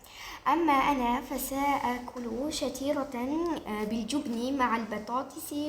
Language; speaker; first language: Arabic; non-native, learner; Uzbek